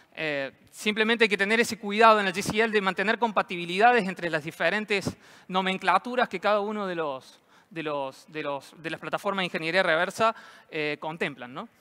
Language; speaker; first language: Spanish; native; Spanish